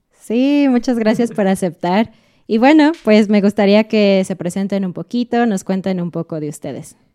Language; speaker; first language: Spanish; native; Spanish